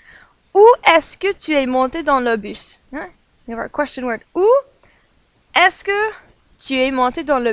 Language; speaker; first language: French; non-native, fluent; English